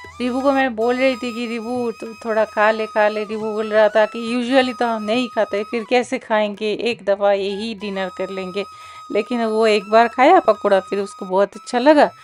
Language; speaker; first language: Hindi; non-native, local second language; Bangla